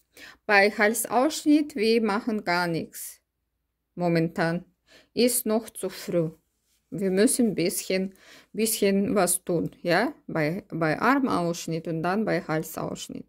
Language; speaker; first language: German; non-native, learner; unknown